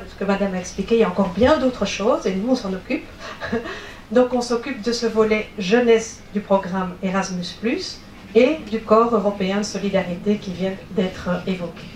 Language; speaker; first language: French; native; French